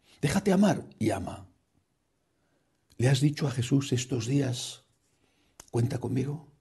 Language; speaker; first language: Spanish; native; Spanish